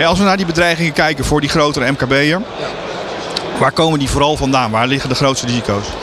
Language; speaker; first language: Dutch; native; Dutch